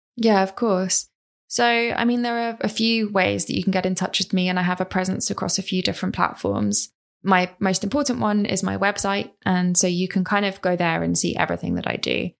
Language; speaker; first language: English; native; English